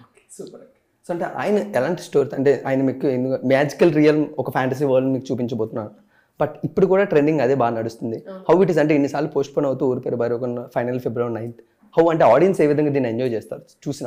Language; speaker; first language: Telugu; native; Telugu